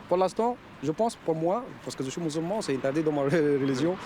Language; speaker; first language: French; non-native, learner; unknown